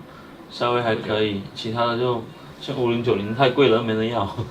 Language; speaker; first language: Chinese; native; Chinese